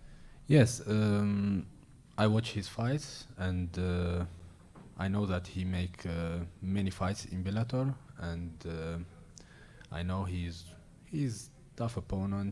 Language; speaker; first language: English; non-native, learner; Arabic